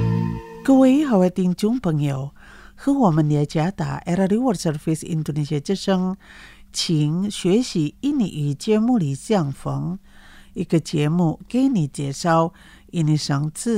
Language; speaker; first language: Chinese; non-native, fluent; Indonesian